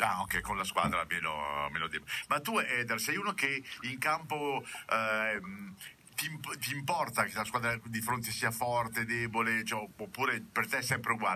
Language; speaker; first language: Italian; native; Italian